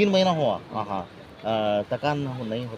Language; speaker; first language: Hindi; non-native, local second language; Kannada